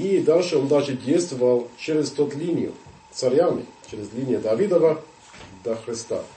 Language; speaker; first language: Russian; non-native, fluent; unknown